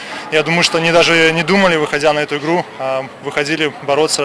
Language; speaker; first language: Russian; native; Russian